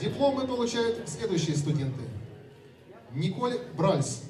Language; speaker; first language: Russian; native; Russian